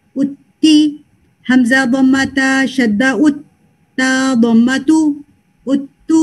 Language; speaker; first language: Arabic; non-native, learner; Urdu